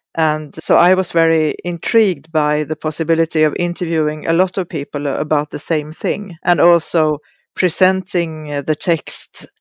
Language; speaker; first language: English; non-native, fluent; Swedish